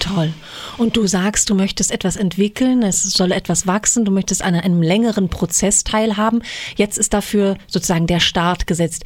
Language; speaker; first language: German; native; German